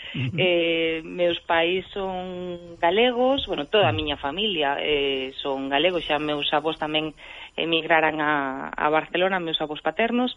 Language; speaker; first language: Galician; native; Galician